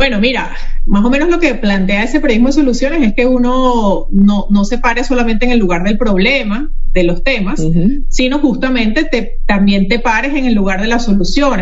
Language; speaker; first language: Spanish; native; Spanish